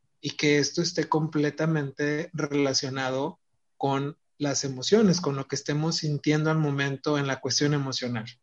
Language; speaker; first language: Spanish; native; Spanish